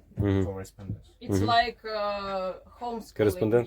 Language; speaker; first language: English; non-native, learner; Ukrainian